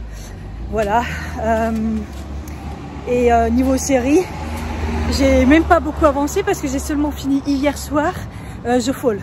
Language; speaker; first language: French; native; French